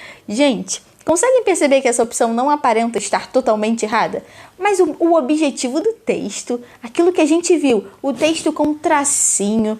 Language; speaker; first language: Portuguese; native; Portuguese